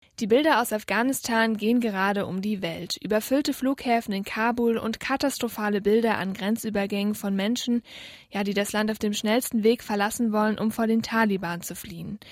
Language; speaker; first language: German; native; German